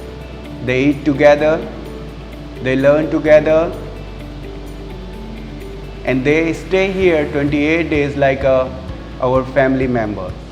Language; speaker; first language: English; non-native, local second language; Hindi